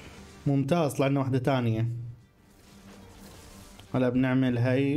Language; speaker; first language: Arabic; native; Arabic